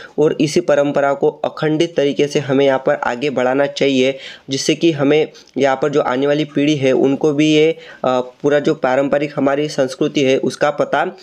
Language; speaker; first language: Hindi; non-native, local second language; Marathi